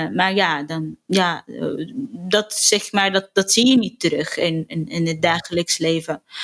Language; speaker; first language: Dutch; non-native, fluent; Arabic